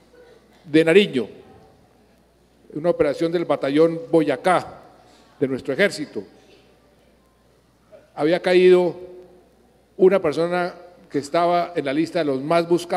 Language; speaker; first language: Spanish; native; Spanish